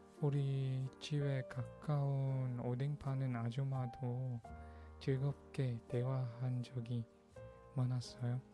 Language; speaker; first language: Korean; non-native, learner; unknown